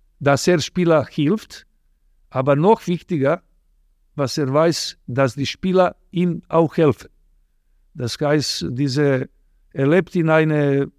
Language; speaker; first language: German; non-native, fluent; Serbian